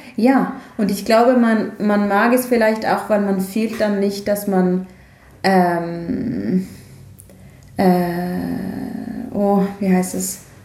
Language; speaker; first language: German; non-native, fluent; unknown